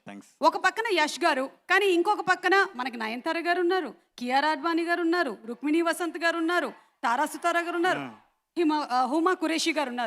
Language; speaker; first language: Telugu; native; Telugu